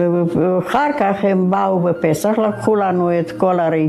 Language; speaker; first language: Hebrew; non-native, fluent; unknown